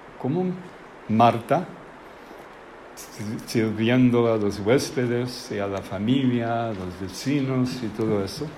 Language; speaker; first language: Spanish; non-native, fluent; English